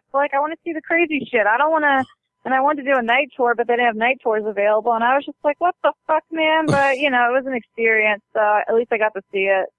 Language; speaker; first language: English; native; English